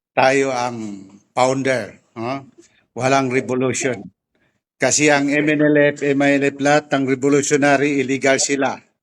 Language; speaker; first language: Filipino; non-native, local second language; Tausug